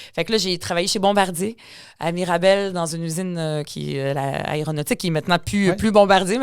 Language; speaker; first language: French; early bilingual, other home language; Arabic